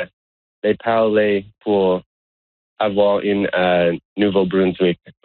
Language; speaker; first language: French; non-native, learner; English